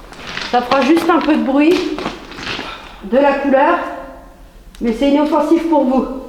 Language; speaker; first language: French; native; French